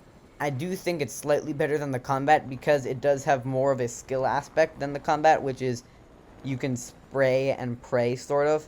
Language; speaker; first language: English; native; English